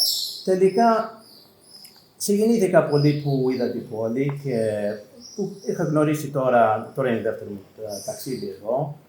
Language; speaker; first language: Greek; non-native, learner; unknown